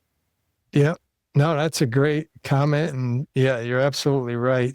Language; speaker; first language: English; native; English